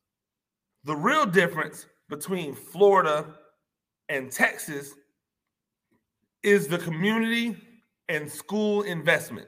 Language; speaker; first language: English; native; English